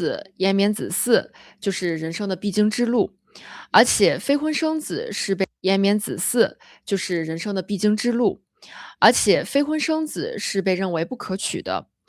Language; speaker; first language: Chinese; native; Chinese